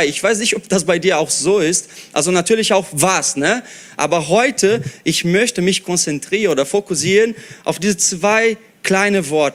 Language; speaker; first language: German; non-native, fluent; Portuguese